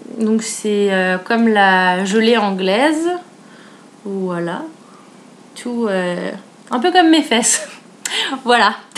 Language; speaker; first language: French; native; French